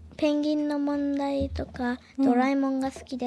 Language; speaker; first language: Japanese; early bilingual, heritage; Japanese